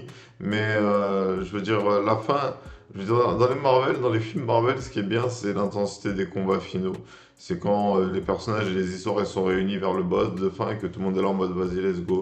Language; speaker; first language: French; native; French